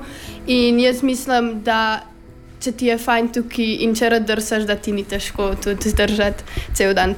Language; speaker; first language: Slovenian; native; Slovenian